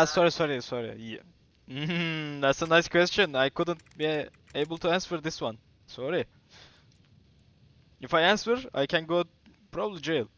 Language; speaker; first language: English; non-native, learner; Turkish